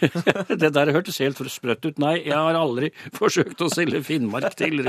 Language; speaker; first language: Norwegian; native; Norwegian